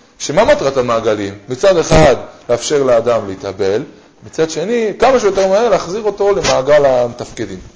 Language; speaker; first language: Hebrew; native; Hebrew